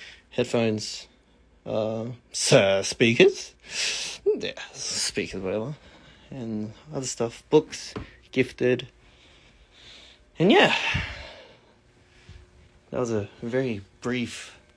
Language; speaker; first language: English; early bilingual, other home language; Korean